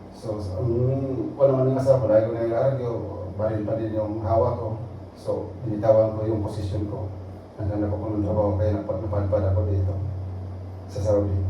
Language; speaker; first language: Filipino; non-native, local second language; Cebuano